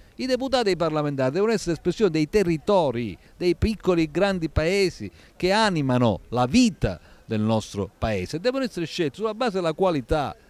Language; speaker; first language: Italian; native; Italian